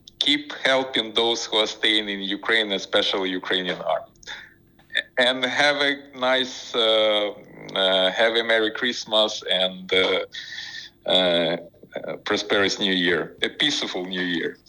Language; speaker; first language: English; non-native, fluent; Ukrainian